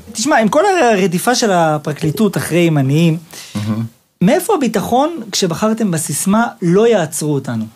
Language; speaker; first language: Hebrew; native; Hebrew